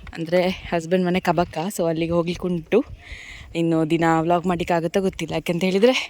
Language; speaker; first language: Kannada; non-native, local second language; Tulu